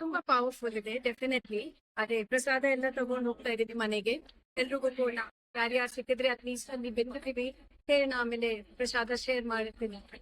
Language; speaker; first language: Kannada; non-native, local second language; Hindi